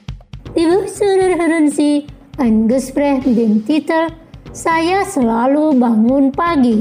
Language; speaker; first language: German; non-native, learner; Indonesian